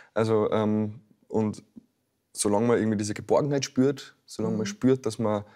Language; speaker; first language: German; native; German